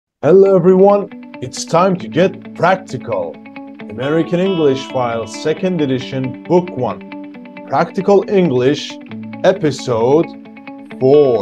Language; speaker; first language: English; non-native, fluent; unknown